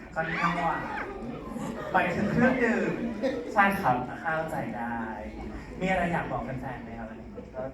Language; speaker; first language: Thai; native; Thai